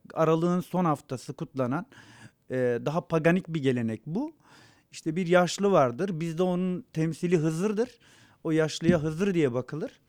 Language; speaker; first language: Turkish; non-native, local second language; Zaza